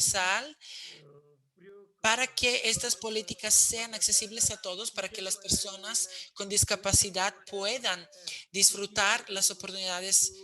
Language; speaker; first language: Spanish; non-native, fluent; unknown